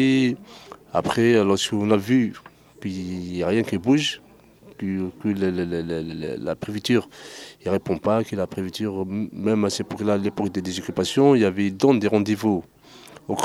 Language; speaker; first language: French; non-native, fluent; Arabic